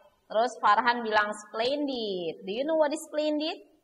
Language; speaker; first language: English; non-native, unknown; Indonesian